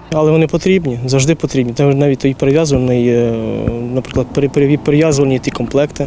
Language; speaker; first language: Ukrainian; native; Ukrainian